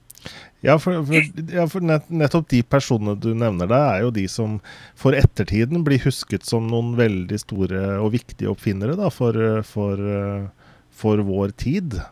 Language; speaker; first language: Norwegian; native; Norwegian